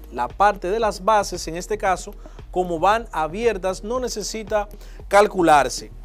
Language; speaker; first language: Spanish; native; Spanish